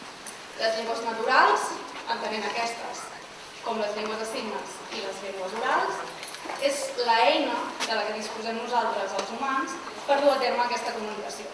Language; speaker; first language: Catalan; native; Catalan